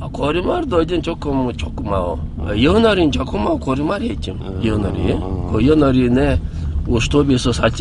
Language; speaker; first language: Korean; early bilingual, heritage; Korean